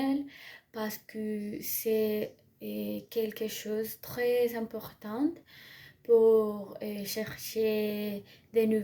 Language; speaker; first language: French; non-native, learner; Spanish